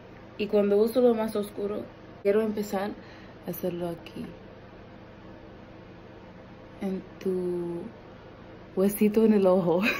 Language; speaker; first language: Spanish; early bilingual, heritage; Spanish